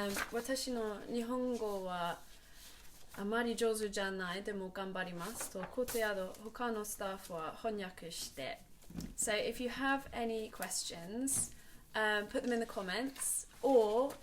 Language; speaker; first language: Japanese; non-native, learner; English